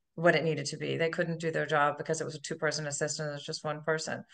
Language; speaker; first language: English; native; English